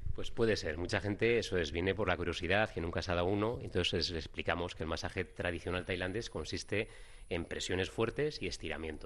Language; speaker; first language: Spanish; native; Spanish